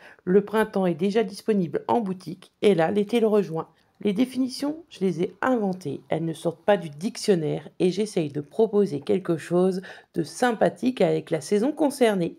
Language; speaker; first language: French; native; French